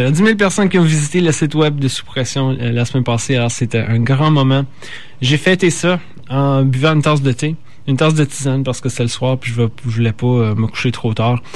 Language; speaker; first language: French; native; French